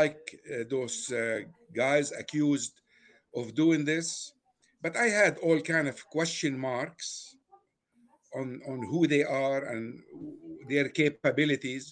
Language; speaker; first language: English; non-native, fluent; Arabic